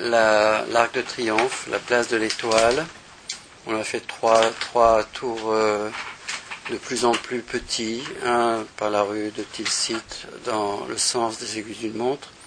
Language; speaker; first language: French; native; French